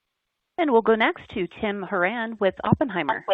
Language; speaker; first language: English; native; English